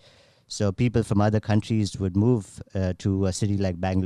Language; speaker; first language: English; non-native, local second language; Gujarati